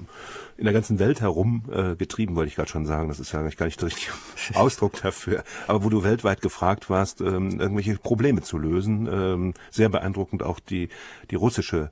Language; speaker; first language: German; native; German